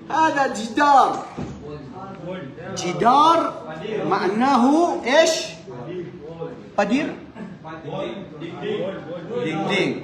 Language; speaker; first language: Arabic; non-native, fluent; Filipino